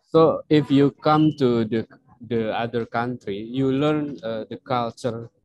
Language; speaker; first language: English; non-native, learner; Indonesian